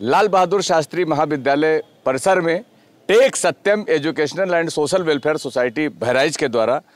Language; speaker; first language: Hindi; native; Hindi